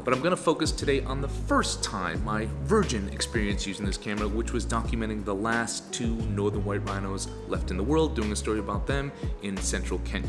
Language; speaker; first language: English; native; English